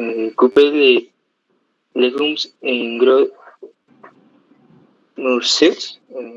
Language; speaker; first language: French; non-native, learner; Spanish